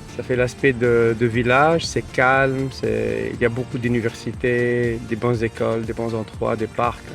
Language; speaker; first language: French; non-native, local second language; Arabic